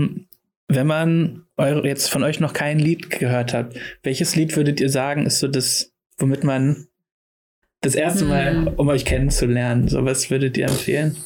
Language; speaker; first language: German; native; German